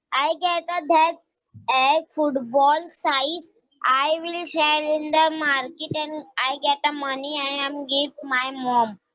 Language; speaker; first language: English; non-native, learner; Hindi